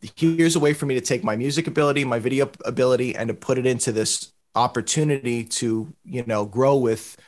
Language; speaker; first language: English; native; English